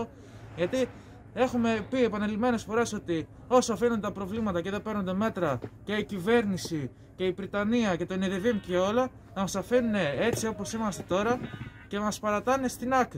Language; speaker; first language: Greek; native; Greek